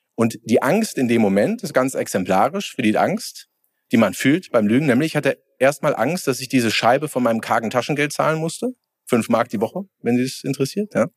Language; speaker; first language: German; native; German